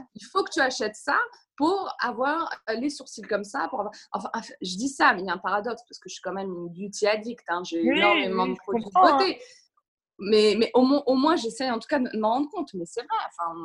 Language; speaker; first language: French; native; French